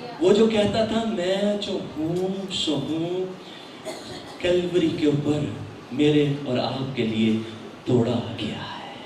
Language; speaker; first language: Urdu; non-native, local second language; Punjabi